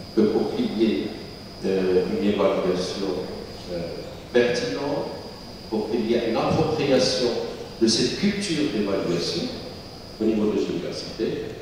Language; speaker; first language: French; non-native, local second language; Arabic